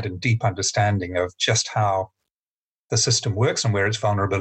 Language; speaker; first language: English; native; English